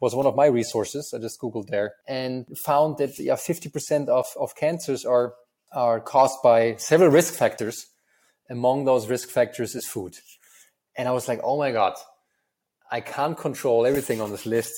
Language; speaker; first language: English; non-native, fluent; German